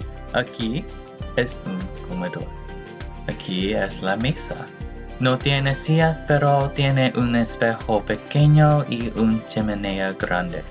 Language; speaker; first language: Spanish; non-native, learner; English